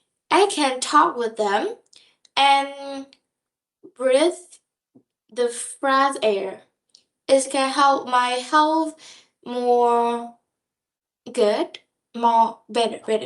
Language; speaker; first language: English; non-native, learner; Vietnamese